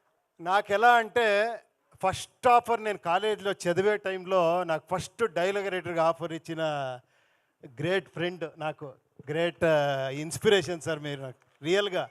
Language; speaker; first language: Telugu; non-native, local second language; Kannada